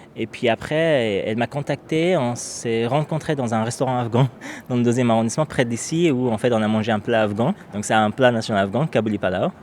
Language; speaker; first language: French; non-native, fluent; Persian